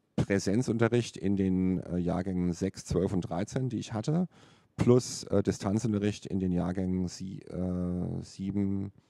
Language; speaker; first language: German; native; German